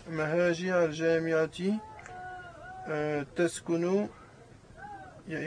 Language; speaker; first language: Arabic; non-native, learner; French